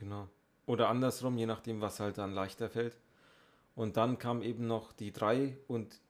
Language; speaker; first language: German; native; German